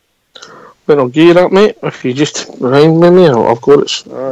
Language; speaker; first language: English; native; English